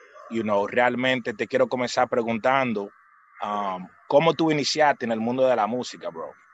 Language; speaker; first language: Spanish; early bilingual, heritage; Spanish